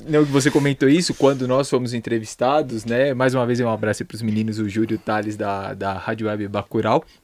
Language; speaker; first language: Portuguese; native; Portuguese